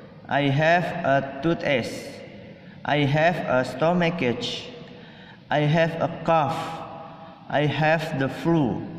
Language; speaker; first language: English; non-native, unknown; Indonesian